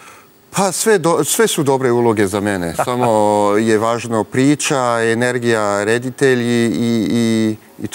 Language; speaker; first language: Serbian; early bilingual, heritage; French